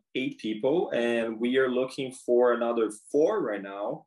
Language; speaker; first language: English; non-native, fluent; Portuguese